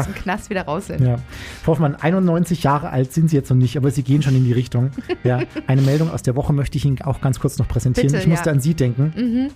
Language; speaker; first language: German; native; German